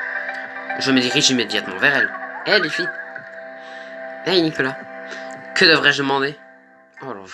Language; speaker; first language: French; native; French